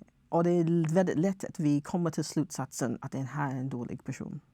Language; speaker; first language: Swedish; non-native, fluent; English